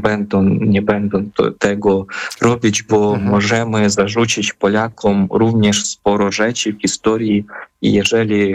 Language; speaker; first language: Polish; non-native, fluent; Ukrainian